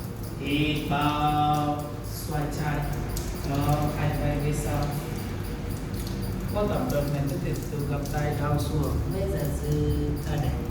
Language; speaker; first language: Vietnamese; non-native, fluent; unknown